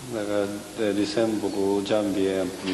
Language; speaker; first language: French; non-native, learner; Japanese